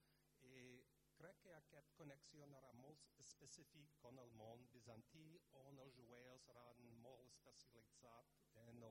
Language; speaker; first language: Catalan; non-native, fluent; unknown